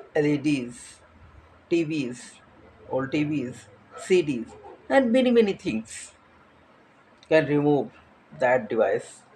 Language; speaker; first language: English; non-native, learner; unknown